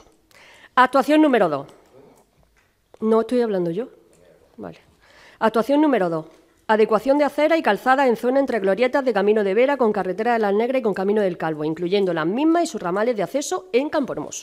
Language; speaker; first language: Spanish; native; Spanish